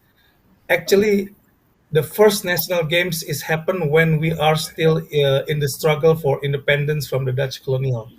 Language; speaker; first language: English; non-native, fluent; Indonesian